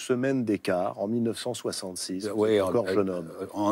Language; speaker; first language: French; native; French